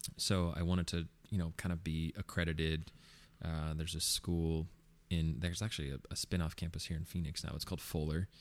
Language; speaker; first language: English; early bilingual, other home language; Spanish